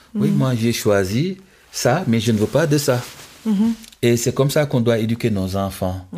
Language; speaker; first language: French; non-native, local second language; Wolof